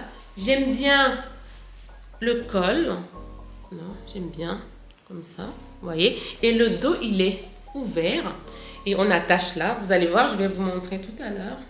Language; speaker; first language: French; native; French